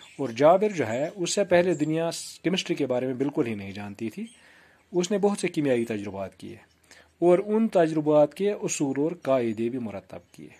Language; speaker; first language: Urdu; non-native, local second language; Kashmiri